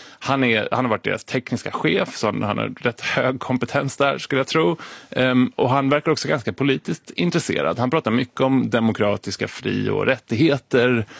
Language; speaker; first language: Swedish; native; Swedish